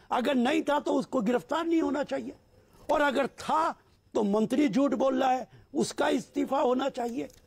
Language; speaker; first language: Hindi; native; Hindi